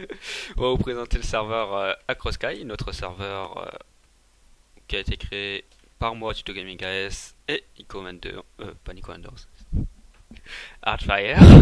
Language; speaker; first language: French; native; French